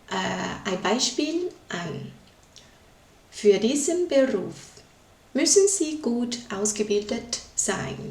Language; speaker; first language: German; non-native, learner; Thai